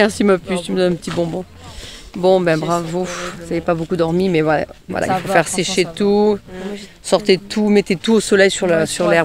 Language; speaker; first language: French; native; French